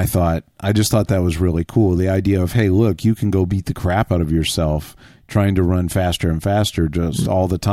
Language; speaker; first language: English; native; English